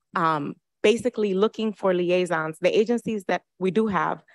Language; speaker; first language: English; early bilingual, other home language; Spanish